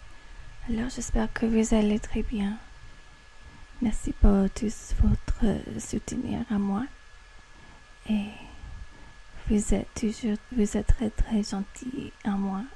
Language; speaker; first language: French; non-native, learner; English